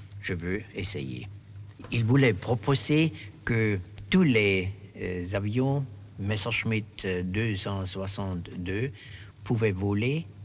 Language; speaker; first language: French; non-native, fluent; German